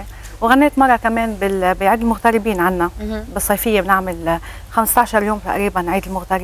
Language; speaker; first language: Arabic; native; Arabic